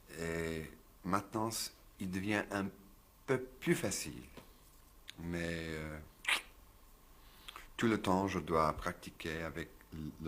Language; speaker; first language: French; non-native, learner; English